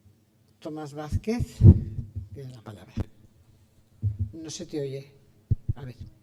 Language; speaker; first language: Spanish; native; Spanish